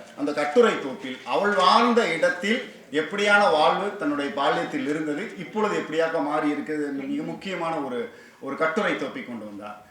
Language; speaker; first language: Tamil; native; Tamil